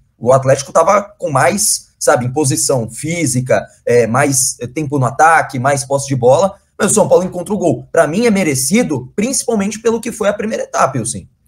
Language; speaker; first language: Portuguese; native; Portuguese